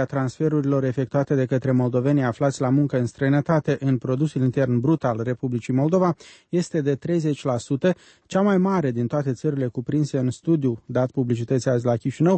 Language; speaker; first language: Romanian; native; Romanian